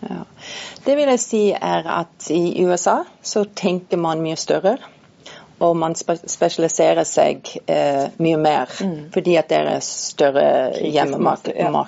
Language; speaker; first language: Norwegian; non-native, fluent; English